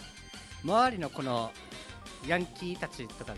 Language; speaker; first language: Japanese; native; Japanese